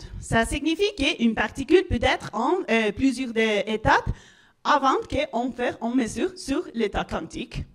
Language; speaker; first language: French; non-native, learner; Spanish